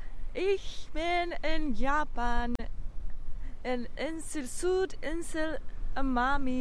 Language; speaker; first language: German; non-native, learner; Japanese